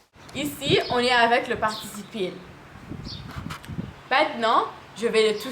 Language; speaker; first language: French; non-native, learner; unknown